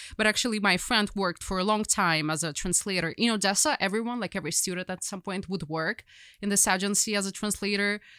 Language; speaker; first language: English; non-native, fluent; Ukrainian